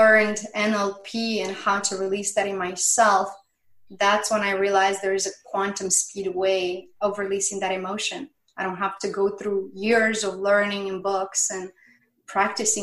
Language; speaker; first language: English; non-native, fluent; Romanian